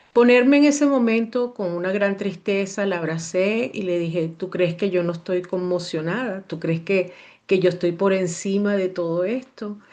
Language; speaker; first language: Spanish; native; Spanish